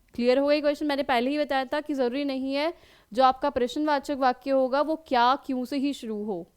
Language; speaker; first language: Hindi; native; Hindi